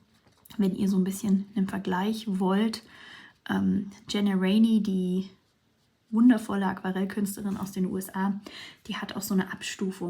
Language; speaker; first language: German; native; German